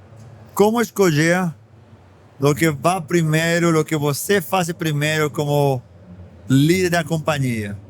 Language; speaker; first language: Portuguese; non-native, fluent; Spanish